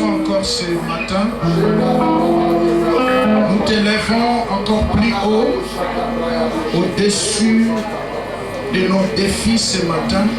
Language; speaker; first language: French; non-native, local second language; Lingala